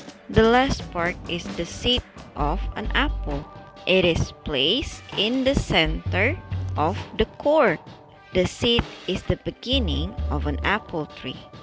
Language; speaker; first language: English; non-native, fluent; Indonesian